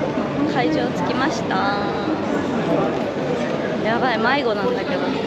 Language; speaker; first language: Japanese; native; Japanese